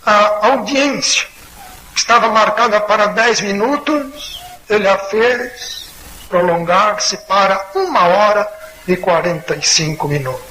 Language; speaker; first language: Portuguese; native; Portuguese